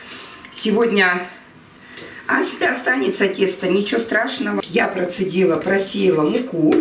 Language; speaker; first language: Russian; native; Russian